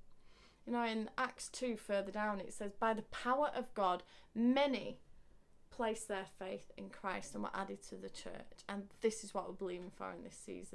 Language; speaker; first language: English; native; English